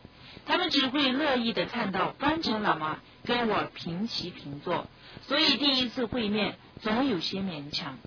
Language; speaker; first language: Chinese; native; Chinese